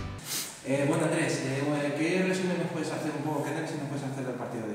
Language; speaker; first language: Spanish; native; Spanish